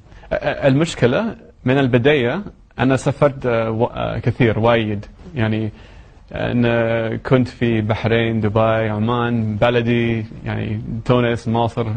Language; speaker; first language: Arabic; non-native, learner; English